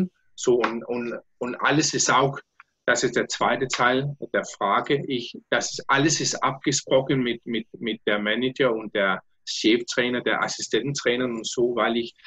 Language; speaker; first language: German; non-native, learner; Danish